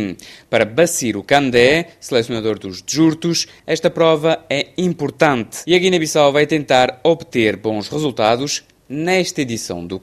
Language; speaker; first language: Portuguese; native; Portuguese